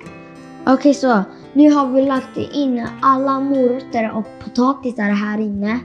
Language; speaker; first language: Swedish; non-native, fluent; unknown